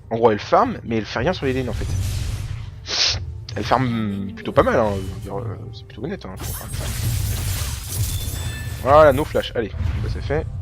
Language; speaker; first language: French; native; French